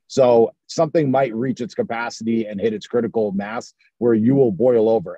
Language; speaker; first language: English; native; English